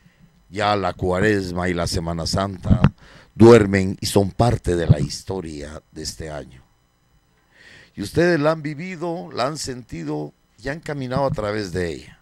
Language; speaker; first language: Spanish; native; Spanish